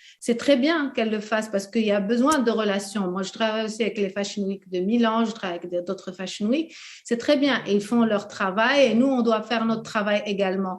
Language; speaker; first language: French; early bilingual, other home language; Arabic